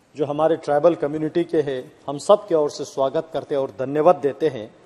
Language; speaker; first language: Hindi; native; Hindi